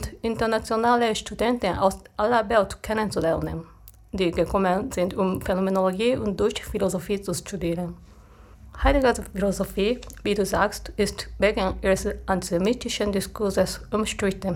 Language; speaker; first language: German; non-native, fluent; Japanese